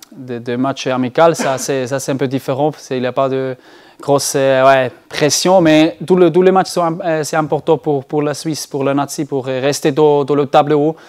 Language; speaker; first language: French; non-native, learner; German